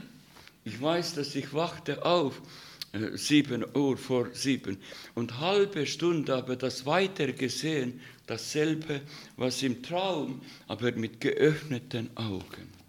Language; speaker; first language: German; non-native, learner; Russian